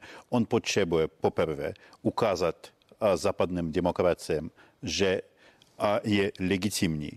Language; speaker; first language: Czech; non-native, fluent; Russian